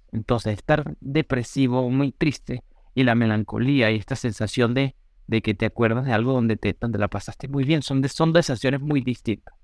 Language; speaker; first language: Spanish; native; Spanish